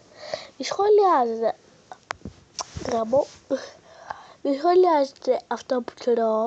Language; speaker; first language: Greek; native; Greek